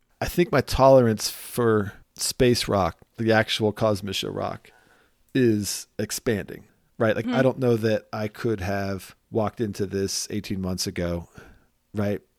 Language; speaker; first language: English; native; English